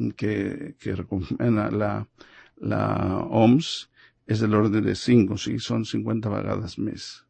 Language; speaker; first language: Catalan; non-native, local second language; Spanish